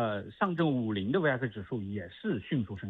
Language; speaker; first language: Chinese; native; Chinese